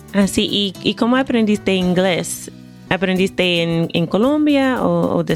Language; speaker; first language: Spanish; non-native, fluent; English